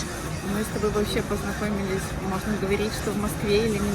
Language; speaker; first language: Russian; native; Russian